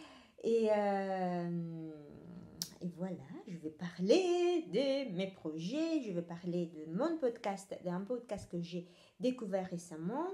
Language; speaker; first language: French; non-native, fluent; Italian